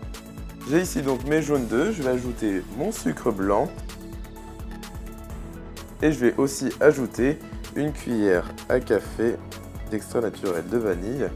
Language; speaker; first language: French; native; French